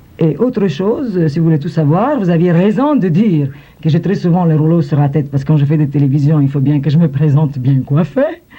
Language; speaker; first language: French; non-native, fluent; Italian